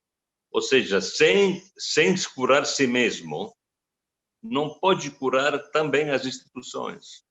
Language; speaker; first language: Portuguese; non-native, fluent; Italian